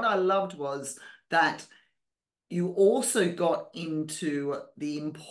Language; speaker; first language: English; native; English